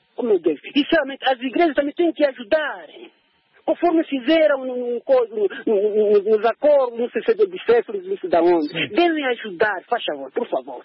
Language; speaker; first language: Portuguese; non-native, local second language; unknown